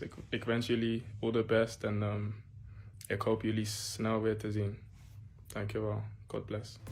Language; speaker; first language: Dutch; non-native, learner; English